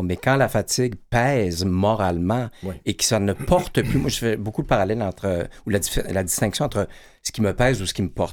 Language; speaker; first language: French; native; French